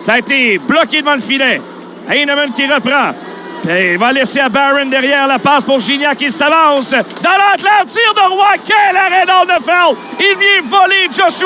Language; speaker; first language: French; native; French